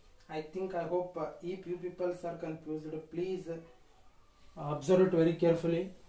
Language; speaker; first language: English; non-native, local second language; Kannada